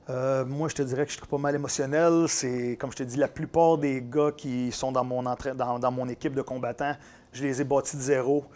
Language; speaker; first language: French; native; French